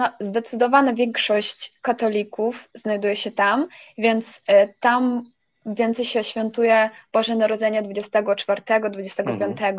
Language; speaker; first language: Polish; non-native, fluent; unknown